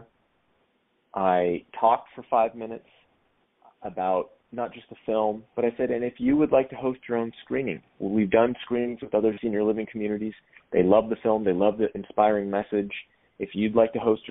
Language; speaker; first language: English; native; English